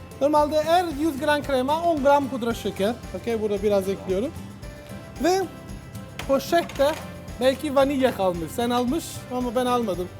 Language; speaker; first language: Turkish; non-native, learner; Italian